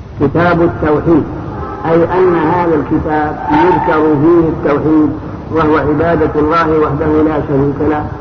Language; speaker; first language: Arabic; native; Arabic